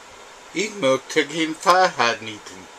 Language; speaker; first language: German; non-native, learner; English